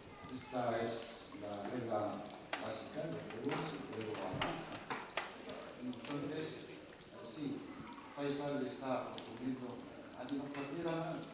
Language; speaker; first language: Spanish; non-native, fluent; Arabic